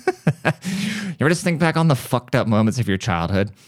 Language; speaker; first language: English; early bilingual, other home language; German